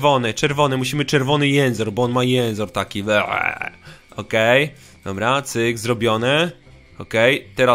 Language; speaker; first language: Polish; native; Polish